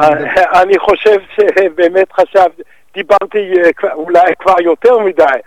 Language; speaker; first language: Hebrew; non-native, fluent; Danish